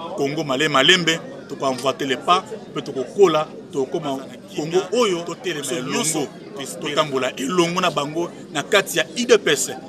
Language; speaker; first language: Lingala; native; Lingala